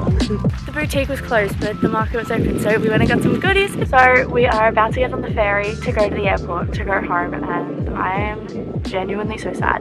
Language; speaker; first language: English; native; English